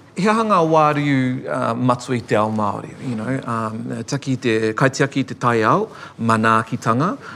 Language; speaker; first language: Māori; non-native, local second language; English